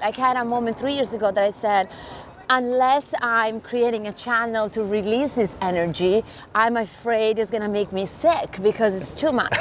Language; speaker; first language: English; non-native, fluent; Italian